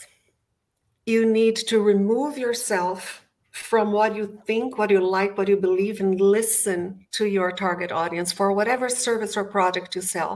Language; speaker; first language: English; non-native, fluent; Portuguese